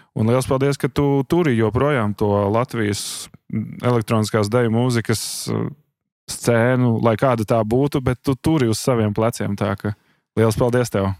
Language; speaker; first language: Latvian; native; Latvian